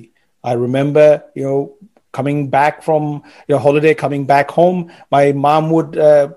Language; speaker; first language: English; non-native, local second language; Sinhala